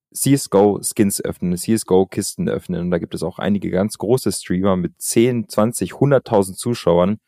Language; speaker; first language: German; early bilingual, other home language; Albanian